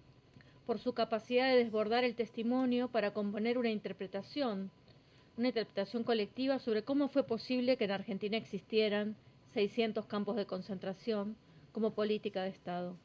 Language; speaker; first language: Spanish; native; Spanish